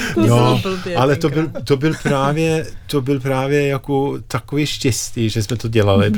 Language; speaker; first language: Czech; non-native, fluent; Norwegian